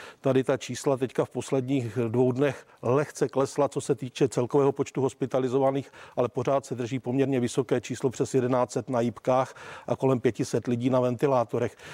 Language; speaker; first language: Czech; native; Czech